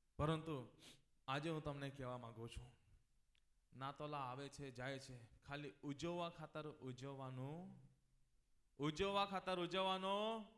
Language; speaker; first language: Gujarati; non-native, local second language; Gamit